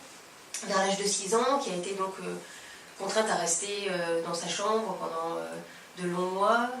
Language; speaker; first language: French; native; French